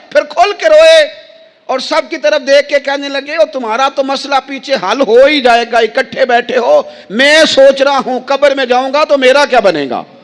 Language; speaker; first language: Urdu; non-native, local second language; Punjabi